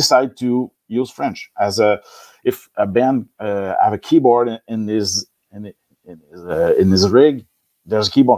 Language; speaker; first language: English; non-native, learner; French